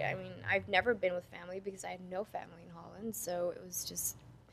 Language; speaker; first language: English; non-native, fluent; Dutch